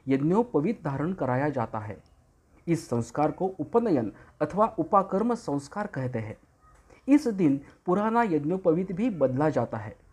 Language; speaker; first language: Hindi; non-native, local second language; Marathi